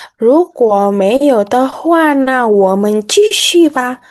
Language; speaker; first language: Chinese; non-native, fluent; Indonesian